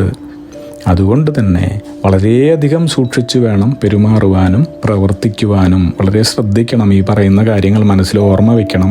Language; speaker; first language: Malayalam; native; Malayalam